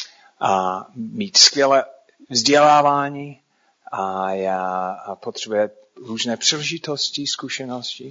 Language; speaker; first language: Czech; non-native, fluent; English